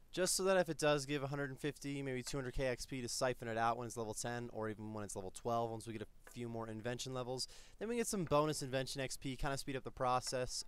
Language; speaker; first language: English; native; English